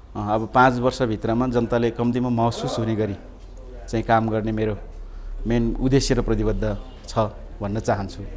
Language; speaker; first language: Nepali; non-native, local second language; Eastern Tamang